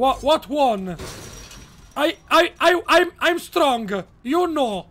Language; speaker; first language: English; non-native, learner; Italian